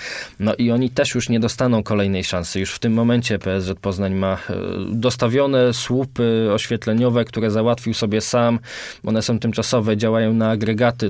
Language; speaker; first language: Polish; native; Polish